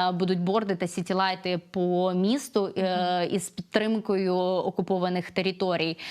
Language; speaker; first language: Ukrainian; non-native, local second language; Russian